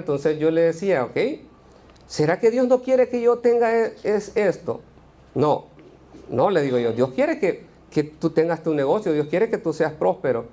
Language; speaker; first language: Spanish; native; Spanish